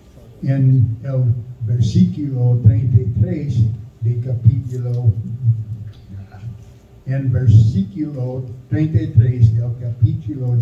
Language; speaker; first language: Spanish; non-native, learner; German